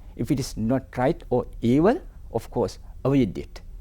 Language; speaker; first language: English; non-native, local second language; Sinhala